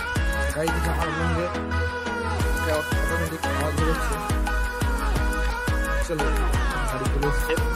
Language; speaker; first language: Hindi; non-native, local second language; Bangla